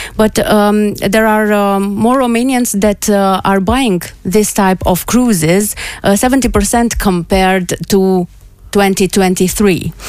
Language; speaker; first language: English; non-native, fluent; Romanian